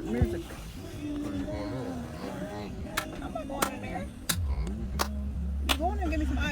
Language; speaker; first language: English; native; English